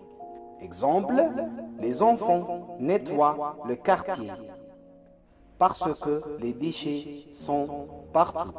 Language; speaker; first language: French; non-native, local second language; Arabic